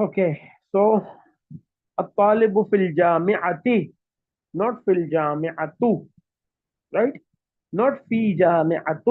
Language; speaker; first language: Arabic; non-native, fluent; Urdu